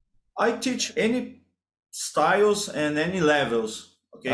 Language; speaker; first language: English; non-native, learner; Portuguese